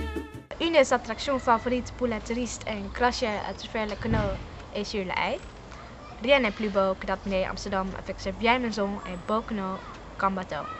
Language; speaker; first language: French; non-native, learner; Dutch